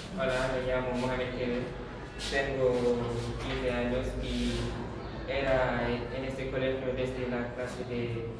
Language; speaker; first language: Spanish; non-native, learner; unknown